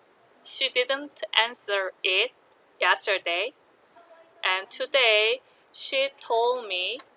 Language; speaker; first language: English; non-native, learner; Korean